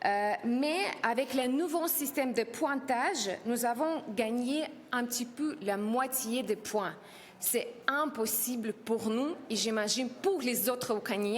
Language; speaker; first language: French; non-native, learner; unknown